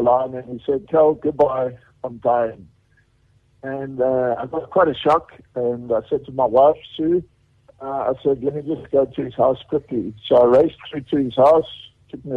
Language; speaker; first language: English; native; English